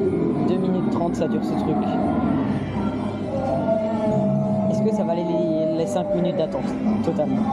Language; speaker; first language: French; native; French